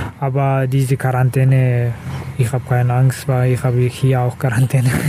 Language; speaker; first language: German; non-native, learner; Kazakh